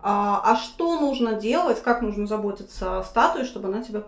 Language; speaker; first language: Russian; native; Russian